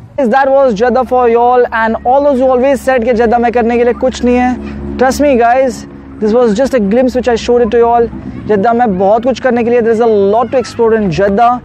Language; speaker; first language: Hindi; native; Hindi